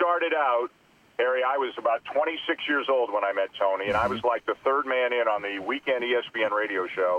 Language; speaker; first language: English; native; English